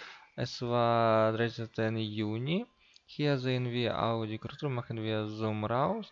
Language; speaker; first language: German; non-native, learner; Russian